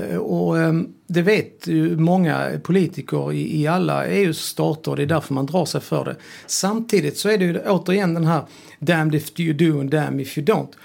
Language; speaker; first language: Swedish; early bilingual, other home language; Serbian